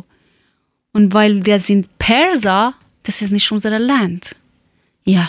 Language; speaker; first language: German; non-native, learner; Persian